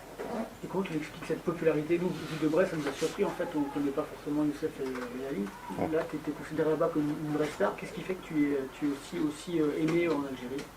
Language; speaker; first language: French; native; French